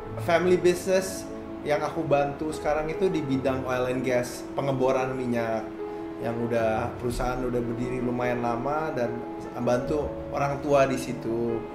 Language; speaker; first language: Indonesian; native; Indonesian